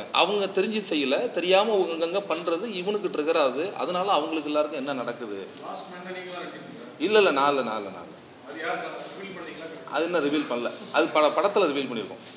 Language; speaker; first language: Tamil; native; Tamil